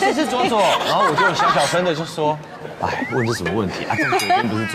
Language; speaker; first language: Chinese; native; Chinese